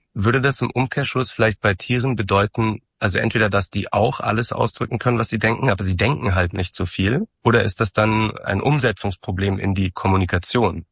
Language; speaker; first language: German; native; German